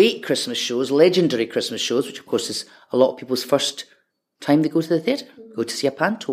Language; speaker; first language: English; native; English